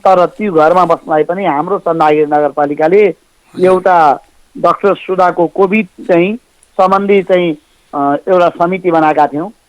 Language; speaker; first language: Nepali; non-native, local second language; Newari